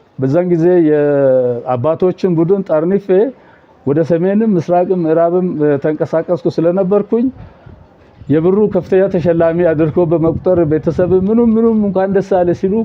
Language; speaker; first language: Amharic; non-native, local second language; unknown